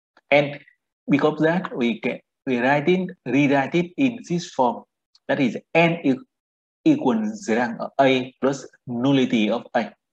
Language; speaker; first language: English; non-native, fluent; Vietnamese